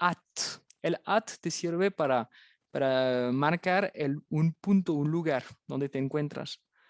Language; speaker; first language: Spanish; non-native, fluent; French